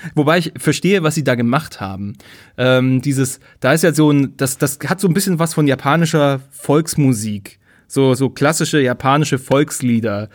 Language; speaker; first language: German; native; German